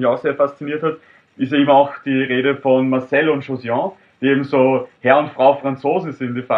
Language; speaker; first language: German; native; German